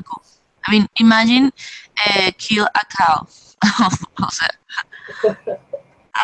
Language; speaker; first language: English; non-native, learner; Spanish